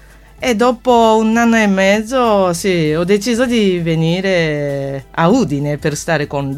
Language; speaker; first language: Italian; non-native, fluent; Japanese